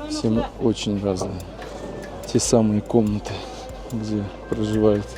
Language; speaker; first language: Russian; native; Russian